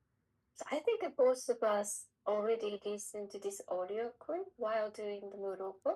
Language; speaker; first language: English; non-native, learner; Japanese